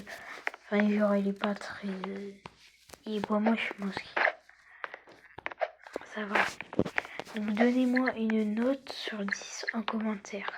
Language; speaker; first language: French; native; French